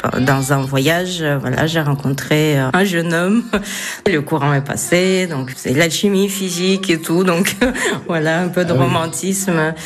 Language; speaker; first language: French; non-native, fluent; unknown